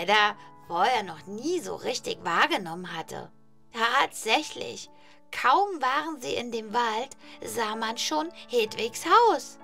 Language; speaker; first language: German; native; German